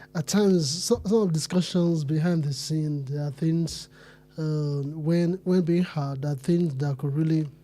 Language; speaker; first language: English; non-native, local second language; Yoruba